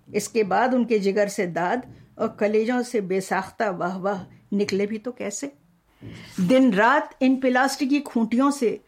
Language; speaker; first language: Hindi; non-native, local second language; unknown